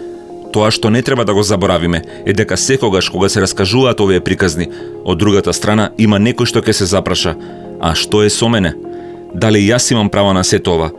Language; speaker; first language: Macedonian; native; Macedonian